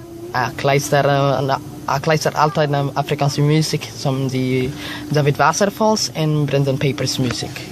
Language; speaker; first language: Dutch; non-native, learner; Filipino